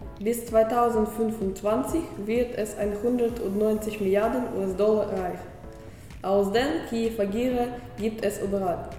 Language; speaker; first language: German; non-native, learner; Spanish